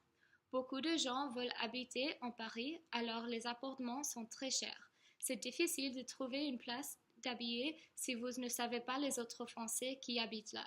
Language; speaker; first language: French; non-native, learner; English